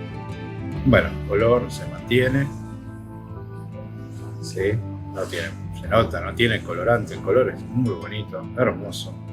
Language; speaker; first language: Spanish; native; Spanish